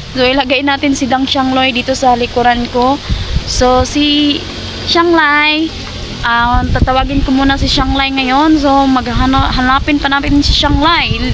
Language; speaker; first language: Filipino; non-native, local second language; Cebuano